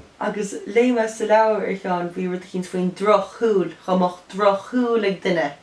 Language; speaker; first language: Irish; native; Irish